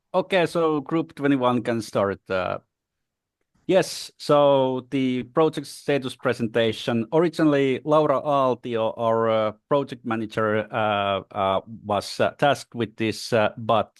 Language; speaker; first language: English; non-native, learner; Finnish